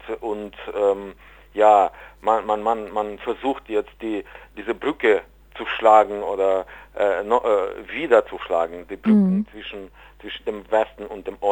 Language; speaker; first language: German; non-native, fluent; Ukrainian